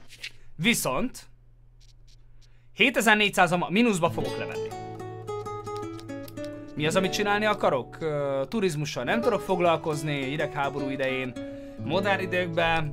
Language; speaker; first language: Hungarian; native; Hungarian